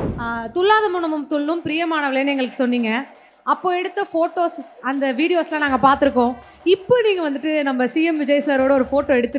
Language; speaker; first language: Tamil; native; Tamil